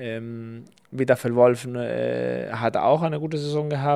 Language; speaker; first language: German; non-native, fluent; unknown